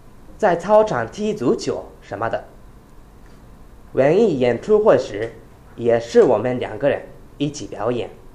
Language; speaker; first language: Chinese; non-native, fluent; Japanese